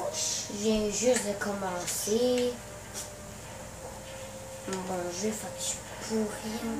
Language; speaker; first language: French; native; French